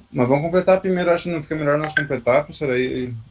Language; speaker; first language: Portuguese; native; Portuguese